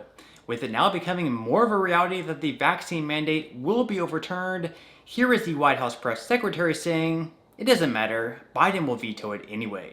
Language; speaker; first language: English; native; English